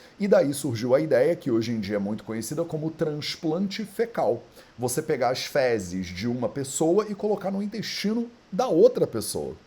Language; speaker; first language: Portuguese; native; Portuguese